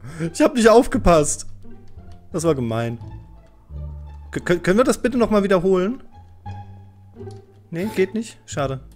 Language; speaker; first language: German; native; German